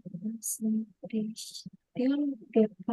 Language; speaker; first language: German; non-native, learner; Indonesian